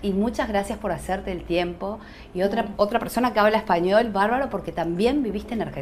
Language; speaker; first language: Spanish; native; Spanish